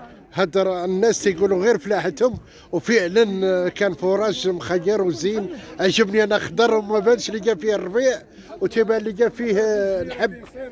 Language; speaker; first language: Arabic; native; Arabic